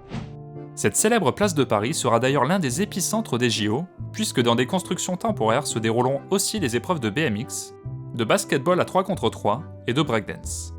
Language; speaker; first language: French; native; French